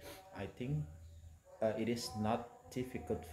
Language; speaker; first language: English; non-native, fluent; Indonesian